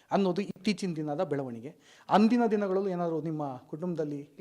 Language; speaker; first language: Kannada; native; Kannada